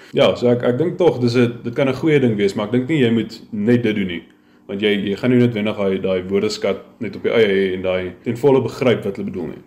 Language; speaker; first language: Afrikaans; native; Afrikaans